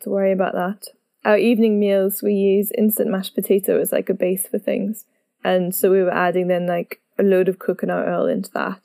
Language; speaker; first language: English; native; English